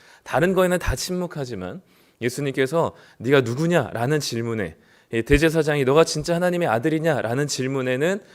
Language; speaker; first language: Korean; native; Korean